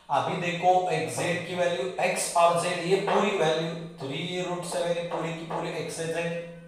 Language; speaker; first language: Hindi; non-native, local second language; Marathi